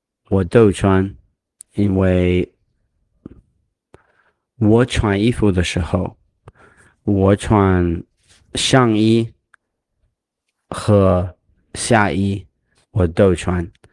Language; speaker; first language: Chinese; non-native, learner; English